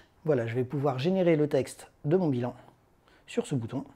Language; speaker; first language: French; native; French